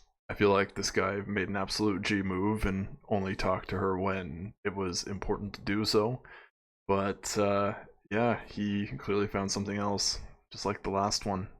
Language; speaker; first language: English; native; English